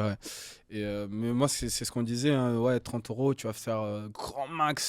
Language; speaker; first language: French; native; French